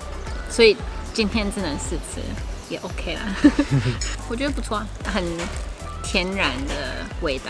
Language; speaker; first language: Chinese; non-native, fluent; English